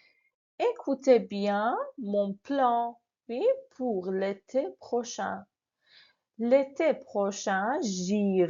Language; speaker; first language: French; non-native, fluent; Persian